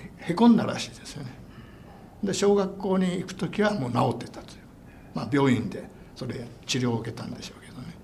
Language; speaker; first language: Japanese; native; Japanese